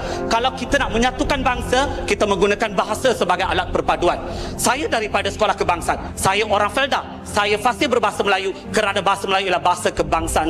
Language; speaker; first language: Malay; native; Malay